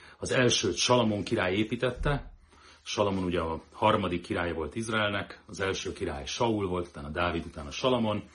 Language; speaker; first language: Hungarian; native; Hungarian